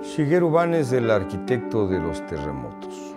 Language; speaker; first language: Spanish; native; Spanish